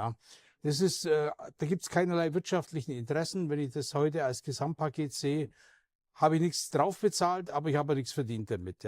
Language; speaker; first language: German; native; German